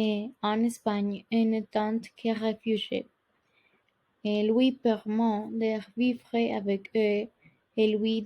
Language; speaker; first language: French; non-native, learner; Spanish